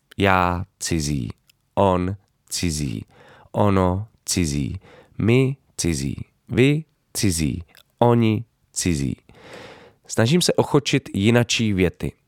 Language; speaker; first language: Czech; native; Czech